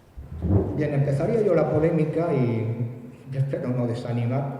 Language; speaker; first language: Spanish; native; Spanish